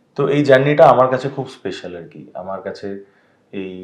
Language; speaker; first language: Bangla; native; Bangla